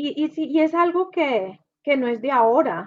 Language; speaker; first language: Spanish; native; Spanish